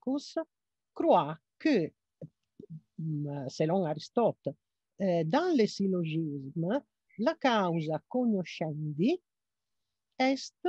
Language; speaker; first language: French; non-native, fluent; Italian